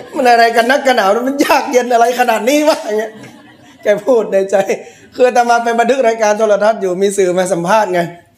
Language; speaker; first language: Thai; native; Thai